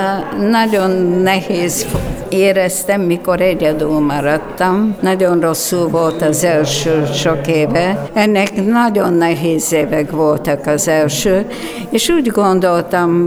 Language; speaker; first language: Hungarian; non-native, fluent; Bulgarian